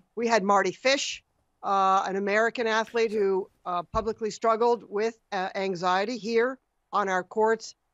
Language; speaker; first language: English; native; English